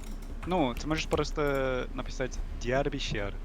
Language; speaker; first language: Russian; non-native, learner; English